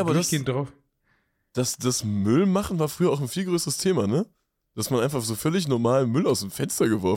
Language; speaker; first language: German; native; German